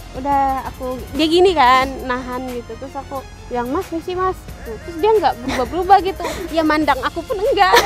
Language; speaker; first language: Indonesian; native; Indonesian